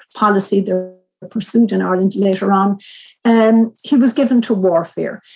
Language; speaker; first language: English; native; English